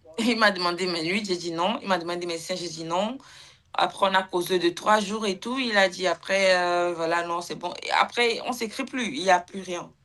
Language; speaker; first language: French; native; French